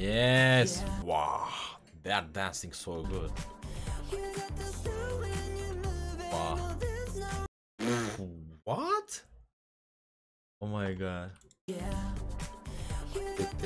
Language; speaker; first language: English; non-native, learner; Turkish